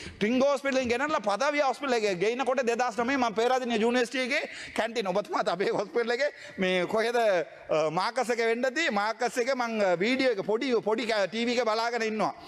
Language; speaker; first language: Sinhala; non-native, local second language; Tamil